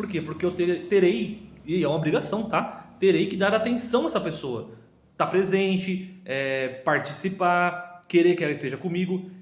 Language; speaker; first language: Portuguese; native; Portuguese